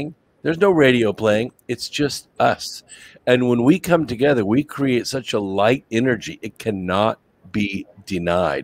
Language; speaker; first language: English; native; English